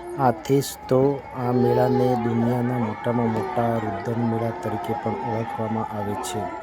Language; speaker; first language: Gujarati; non-native, local second language; Bhili